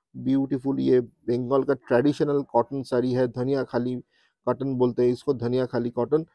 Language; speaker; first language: Hindi; non-native, local second language; Bangla